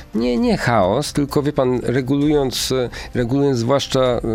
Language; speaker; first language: Polish; native; Polish